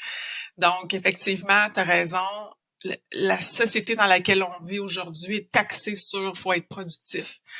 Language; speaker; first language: French; native; French